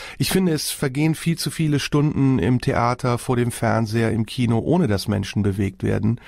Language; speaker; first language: German; early bilingual, other home language; Turkish